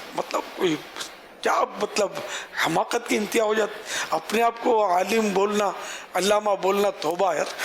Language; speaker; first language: Urdu; non-native, local second language; Memoni